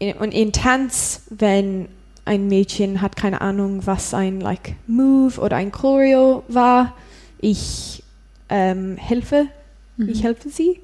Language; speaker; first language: German; non-native, learner; English